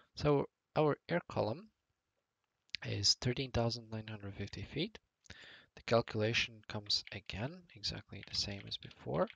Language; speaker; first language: English; non-native, fluent; Latvian